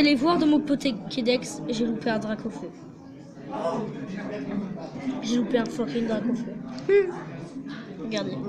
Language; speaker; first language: French; native; French